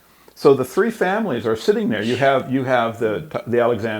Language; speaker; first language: English; native; English